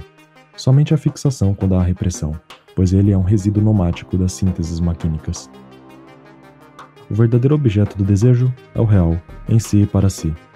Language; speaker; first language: Portuguese; native; Portuguese